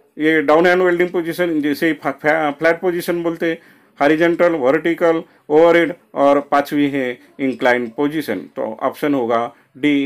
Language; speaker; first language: Hindi; non-native, local second language; Marathi